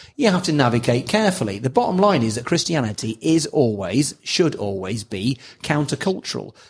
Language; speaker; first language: English; native; English